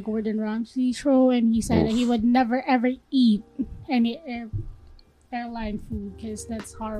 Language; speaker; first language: English; non-native, local second language; Filipino